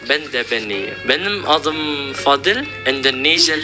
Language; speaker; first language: Turkish; non-native, learner; Indonesian